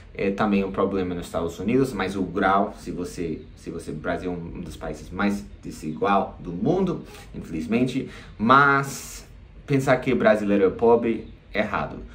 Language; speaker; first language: Portuguese; non-native, fluent; English